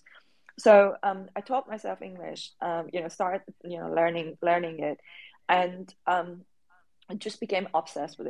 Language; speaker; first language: English; non-native, fluent; Persian